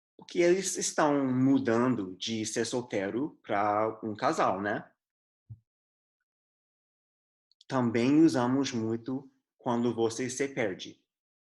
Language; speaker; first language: Portuguese; non-native, fluent; English